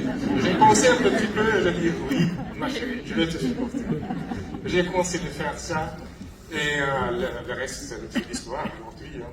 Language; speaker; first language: French; non-native, fluent; English